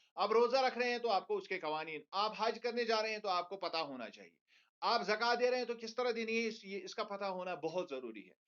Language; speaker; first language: Urdu; non-native, local second language; Kashmiri